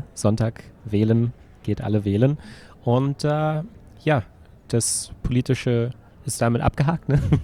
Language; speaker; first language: German; native; German